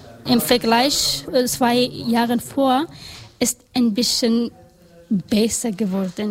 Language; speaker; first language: German; non-native, learner; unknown